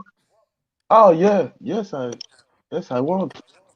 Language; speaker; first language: English; non-native, learner; French